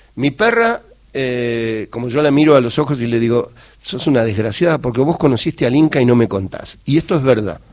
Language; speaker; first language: Spanish; native; Spanish